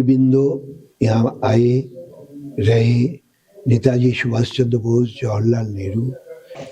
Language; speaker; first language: Hindi; non-native, local second language; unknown